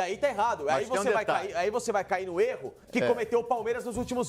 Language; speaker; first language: Portuguese; native; Portuguese